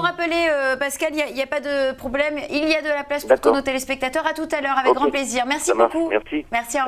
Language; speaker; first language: French; native; French